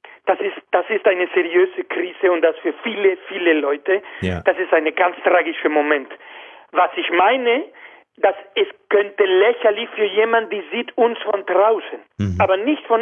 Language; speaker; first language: German; non-native, fluent; Spanish